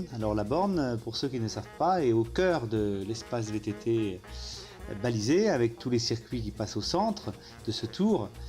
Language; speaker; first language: French; native; French